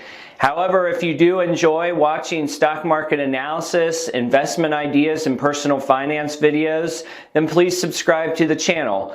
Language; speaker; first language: English; native; English